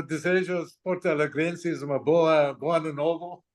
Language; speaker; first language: Portuguese; non-native, fluent; English